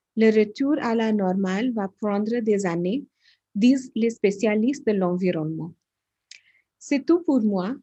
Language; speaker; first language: French; non-native, learner; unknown